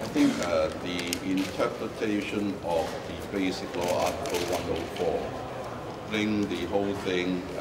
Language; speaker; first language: English; non-native, local second language; Chinese